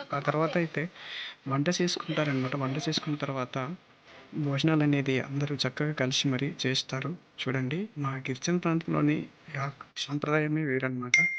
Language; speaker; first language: Telugu; non-native, local second language; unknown